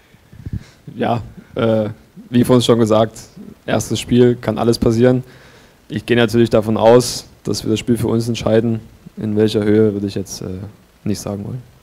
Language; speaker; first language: German; native; German